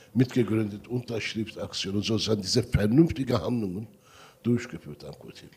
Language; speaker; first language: German; non-native, learner; Turkish